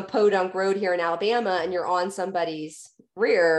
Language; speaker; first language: English; native; English